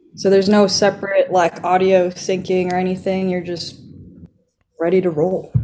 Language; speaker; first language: English; native; English